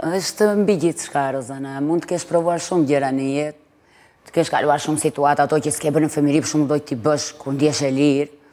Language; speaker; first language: Albanian; early bilingual, heritage; Albanian